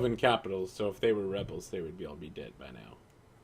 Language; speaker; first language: English; native; English